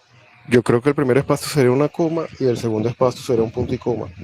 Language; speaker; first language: Spanish; native; Spanish